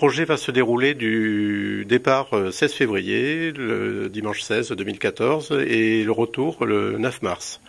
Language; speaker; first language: French; native; French